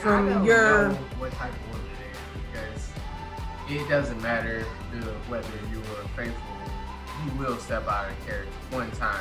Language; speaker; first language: English; native; English